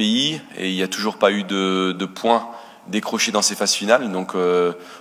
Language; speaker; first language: French; native; French